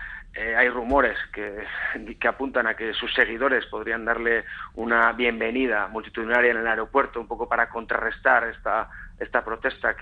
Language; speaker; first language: Spanish; native; Spanish